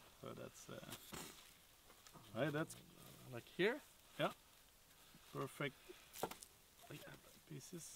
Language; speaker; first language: English; non-native, fluent; Swedish